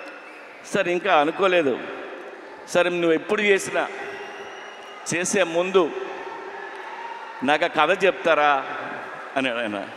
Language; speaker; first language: Telugu; native; Telugu